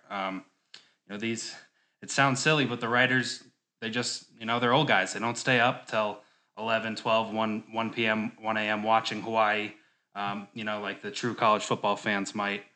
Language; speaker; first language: English; native; English